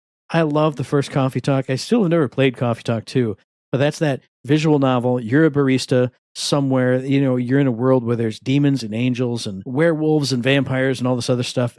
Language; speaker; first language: English; native; English